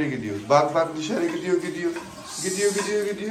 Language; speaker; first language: Turkish; non-native, learner; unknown